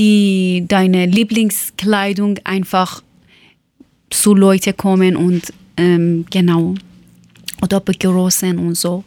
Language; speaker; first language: German; non-native, fluent; Persian